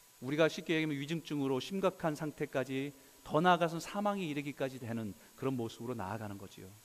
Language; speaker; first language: Korean; native; Korean